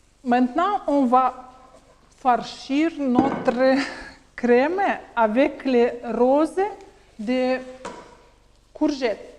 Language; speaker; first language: French; non-native, learner; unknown